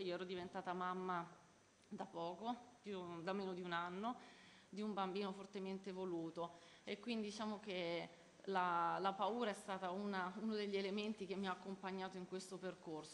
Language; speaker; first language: Italian; native; Italian